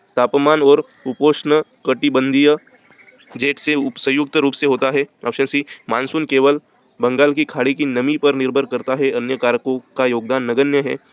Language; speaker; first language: Hindi; non-native, local second language; Marathi